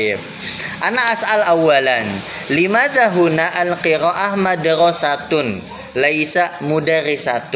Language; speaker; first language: Arabic; non-native, fluent; Indonesian